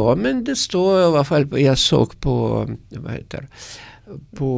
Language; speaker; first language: Swedish; non-native, learner; Russian